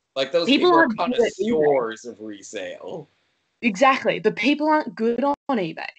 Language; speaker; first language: English; native; English